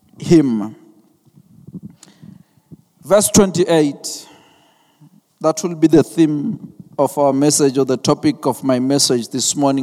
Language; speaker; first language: English; non-native, local second language; Venda